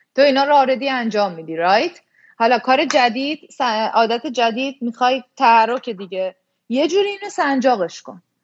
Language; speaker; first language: Persian; native; Persian